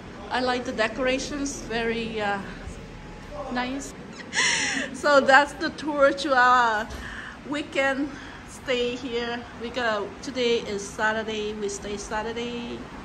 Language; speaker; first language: English; non-native, fluent; Vietnamese